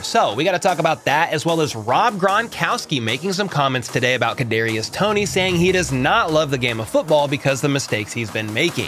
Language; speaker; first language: English; native; English